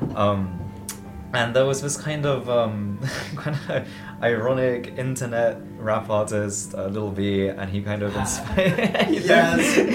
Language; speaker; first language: English; native; English